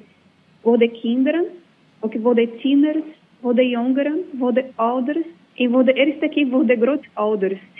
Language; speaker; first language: Dutch; non-native, learner; Portuguese